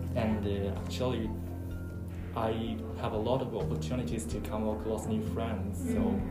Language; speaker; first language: English; non-native, fluent; Japanese